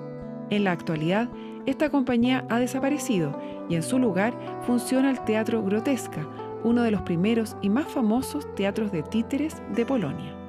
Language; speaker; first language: Spanish; native; Spanish